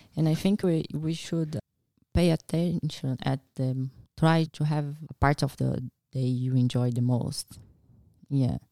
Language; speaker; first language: English; non-native, learner; Portuguese